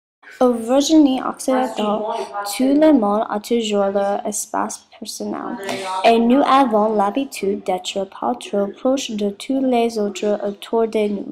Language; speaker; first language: French; non-native, learner; English